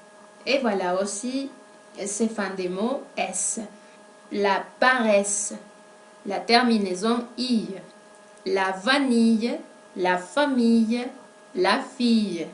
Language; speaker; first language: French; non-native, fluent; Spanish